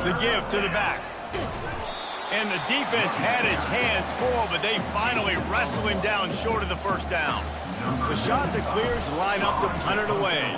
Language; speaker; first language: English; native; English